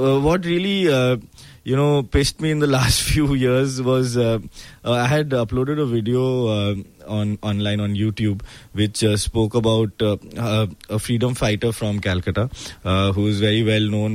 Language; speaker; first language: English; non-native, local second language; Bangla